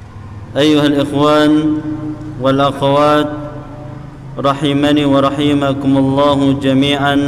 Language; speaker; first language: Arabic; non-native, fluent; Indonesian